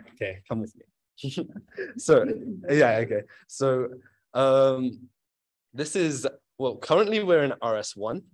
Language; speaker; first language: English; native; English